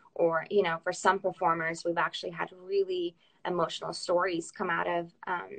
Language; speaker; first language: English; early bilingual, other home language; Russian